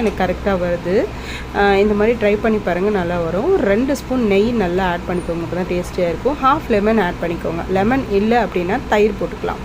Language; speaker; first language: Tamil; native; Tamil